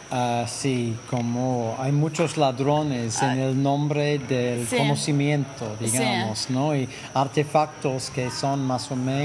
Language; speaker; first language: Spanish; non-native, fluent; English